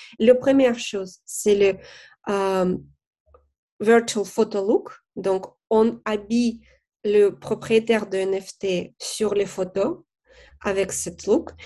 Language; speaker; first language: French; non-native, fluent; Russian